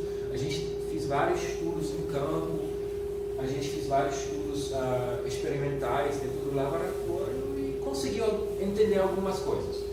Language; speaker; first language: Portuguese; non-native, fluent; German